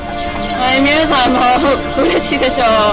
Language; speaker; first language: Japanese; non-native, learner; Cantonese